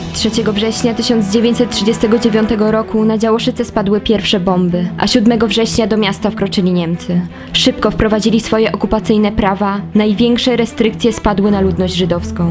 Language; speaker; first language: Polish; native; Polish